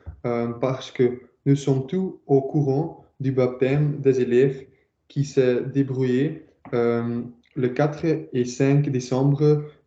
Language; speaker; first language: French; non-native, learner; Dutch